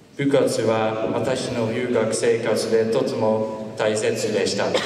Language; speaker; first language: Japanese; non-native, learner; Dutch